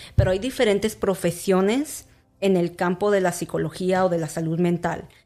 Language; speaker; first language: Spanish; early bilingual, heritage; Spanish